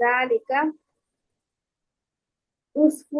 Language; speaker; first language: Arabic; non-native, learner; Bangla